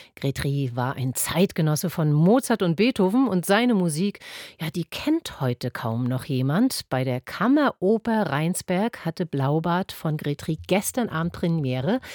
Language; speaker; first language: German; native; German